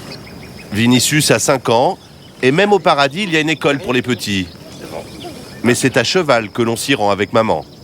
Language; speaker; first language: French; native; French